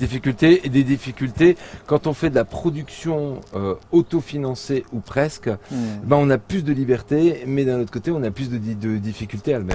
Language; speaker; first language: French; native; French